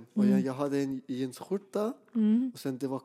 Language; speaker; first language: Swedish; non-native, fluent; Persian